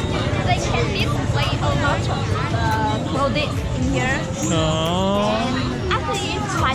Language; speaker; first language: English; non-native, learner; Vietnamese